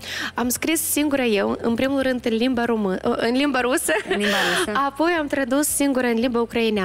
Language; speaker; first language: Romanian; non-native, local second language; Russian